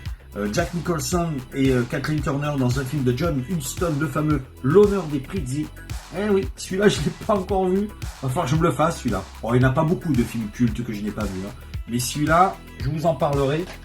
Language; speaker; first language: French; native; French